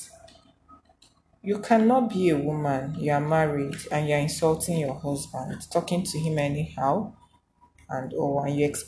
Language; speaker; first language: English; non-native, local second language; Igbo